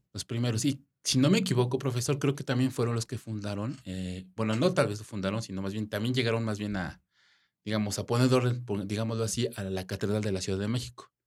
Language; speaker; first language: Spanish; native; Spanish